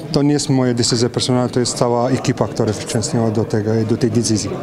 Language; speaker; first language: Polish; non-native, fluent; French